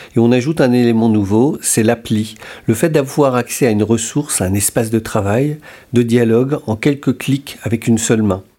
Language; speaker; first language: French; native; French